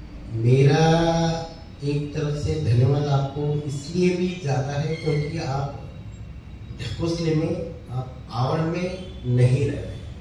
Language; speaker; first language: Hindi; non-native, local second language; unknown